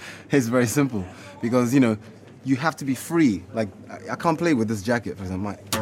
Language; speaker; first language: English; non-native, local second language; Yoruba